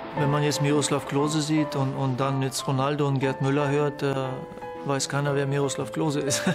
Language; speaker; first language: German; early bilingual, other home language; Polish